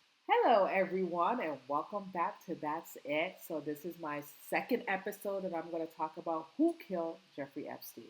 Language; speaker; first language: English; native; English